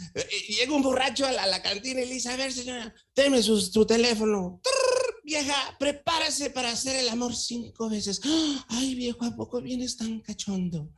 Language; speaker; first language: Spanish; early bilingual, heritage; Spanish